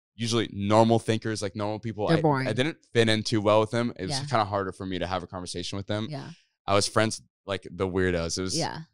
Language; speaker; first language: English; native; English